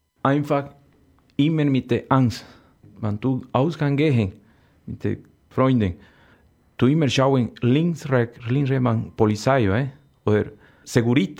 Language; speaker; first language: German; non-native, learner; Spanish